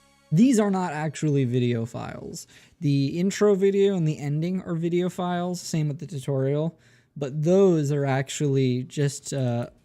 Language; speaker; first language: English; native; English